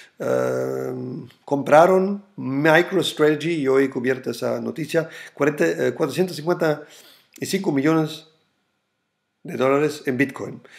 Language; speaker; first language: Spanish; non-native, fluent; German